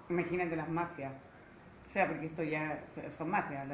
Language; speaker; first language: Spanish; native; Spanish